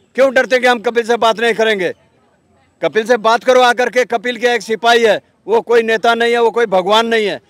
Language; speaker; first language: Hindi; native; Hindi